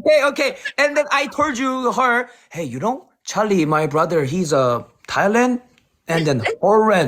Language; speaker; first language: English; non-native, learner; Korean